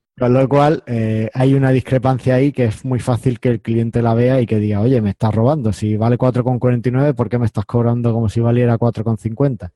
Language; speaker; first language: Spanish; native; Spanish